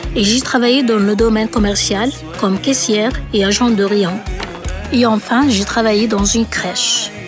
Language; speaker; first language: French; non-native, local second language; Arabic